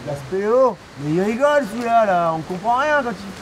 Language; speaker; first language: French; non-native, local second language; Italian